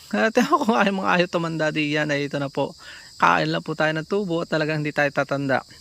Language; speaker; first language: Filipino; native; Filipino